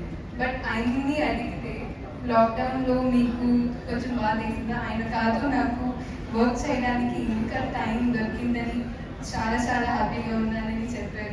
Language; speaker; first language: Telugu; non-native, fluent; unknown